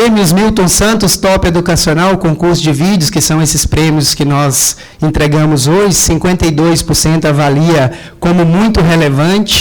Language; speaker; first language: Portuguese; native; Portuguese